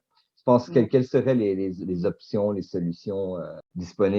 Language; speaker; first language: French; native; French